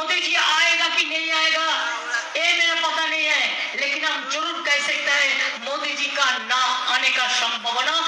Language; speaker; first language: Hindi; non-native, local second language; Bangla